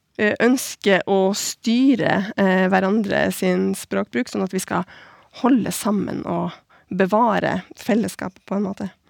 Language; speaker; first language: Norwegian; native; Norwegian